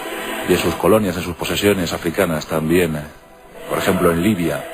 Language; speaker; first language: Spanish; native; Spanish